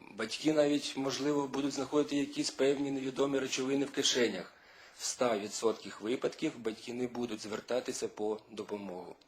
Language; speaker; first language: Ukrainian; native; Ukrainian